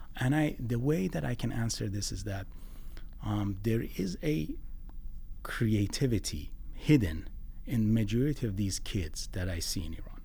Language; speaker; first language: English; non-native, fluent; Persian